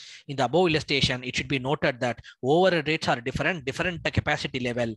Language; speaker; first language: English; non-native, local second language; Tamil